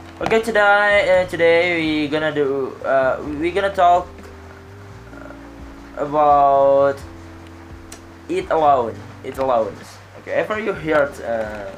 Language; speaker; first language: English; non-native, learner; Indonesian